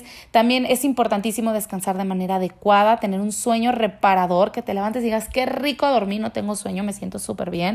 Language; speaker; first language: Spanish; native; Spanish